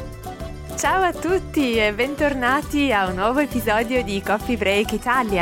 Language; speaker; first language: Italian; native; Italian